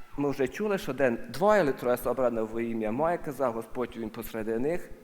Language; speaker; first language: Ukrainian; native; Ukrainian